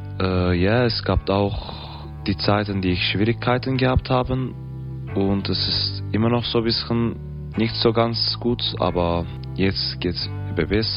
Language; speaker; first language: German; non-native, learner; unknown